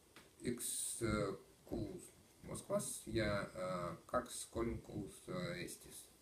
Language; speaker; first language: Estonian; non-native, learner; Russian